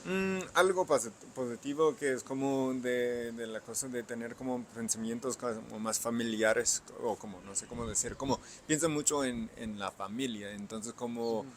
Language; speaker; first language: Spanish; non-native, fluent; English